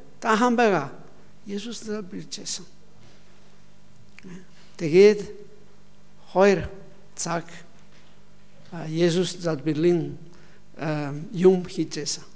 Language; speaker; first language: Mongolian; non-native, learner; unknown